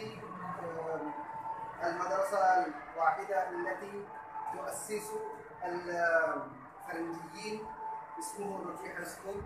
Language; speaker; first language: Arabic; non-native, learner; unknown